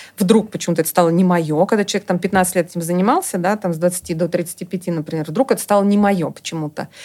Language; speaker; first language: Russian; native; Russian